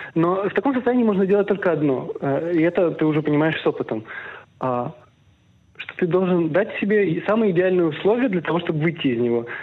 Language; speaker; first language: Russian; early bilingual, other home language; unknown